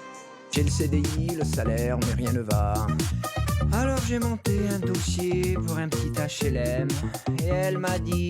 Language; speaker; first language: French; native; French